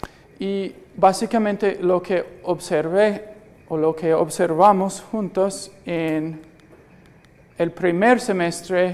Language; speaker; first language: Spanish; non-native, fluent; English